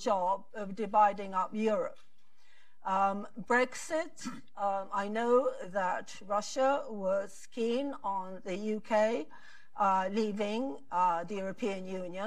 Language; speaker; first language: English; native; English